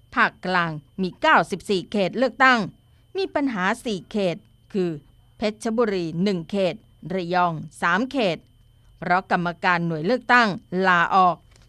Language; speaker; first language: Thai; native; Thai